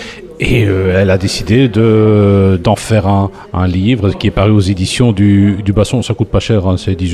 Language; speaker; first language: French; native; French